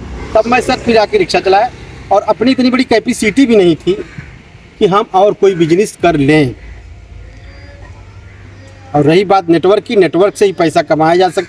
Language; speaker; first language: Hindi; native; Hindi